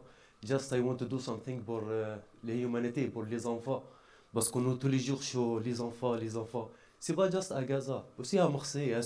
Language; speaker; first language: French; non-native, learner; Arabic